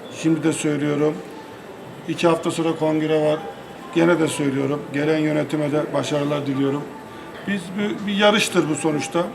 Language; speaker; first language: Turkish; native; Turkish